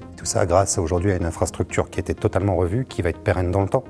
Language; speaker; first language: French; native; French